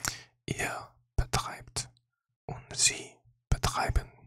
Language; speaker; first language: German; non-native, learner; English